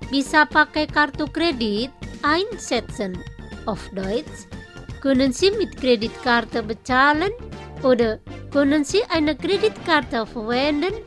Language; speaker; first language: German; non-native, fluent; Indonesian